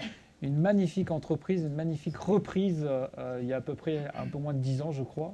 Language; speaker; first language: French; native; French